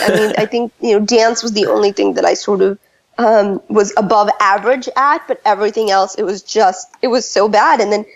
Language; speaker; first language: English; early bilingual, other home language; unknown